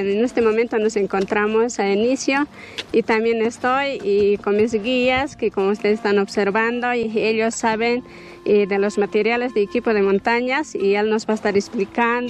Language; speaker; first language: Spanish; native; Spanish